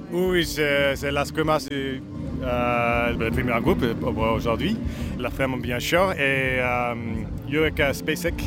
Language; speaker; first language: French; non-native, learner; English